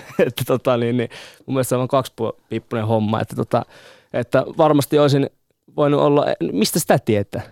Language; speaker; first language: Finnish; native; Finnish